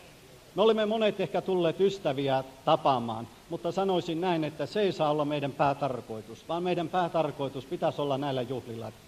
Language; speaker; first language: Finnish; native; Finnish